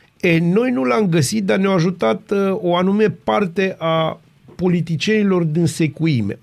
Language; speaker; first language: Romanian; native; Romanian